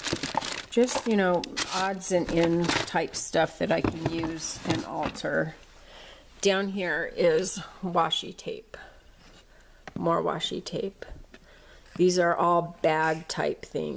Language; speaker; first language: English; native; English